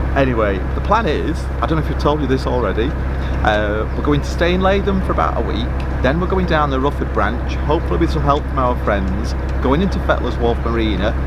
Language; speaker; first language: English; native; English